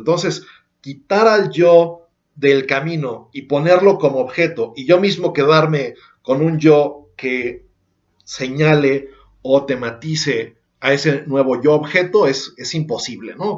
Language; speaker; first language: Spanish; native; Spanish